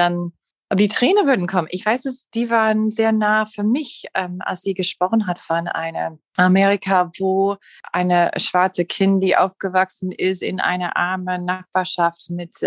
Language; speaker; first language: German; non-native, learner; English